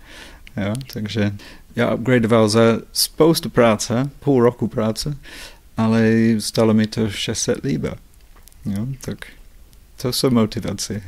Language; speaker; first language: Czech; non-native, fluent; English